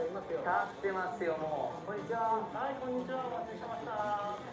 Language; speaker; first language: Japanese; native; Japanese